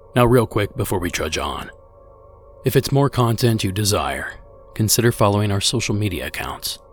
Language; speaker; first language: English; native; English